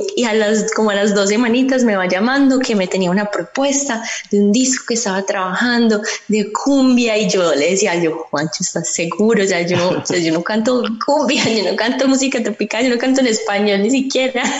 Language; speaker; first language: Spanish; early bilingual, heritage; Spanish